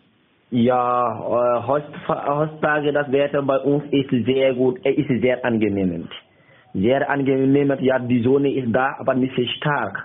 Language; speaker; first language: German; non-native, learner; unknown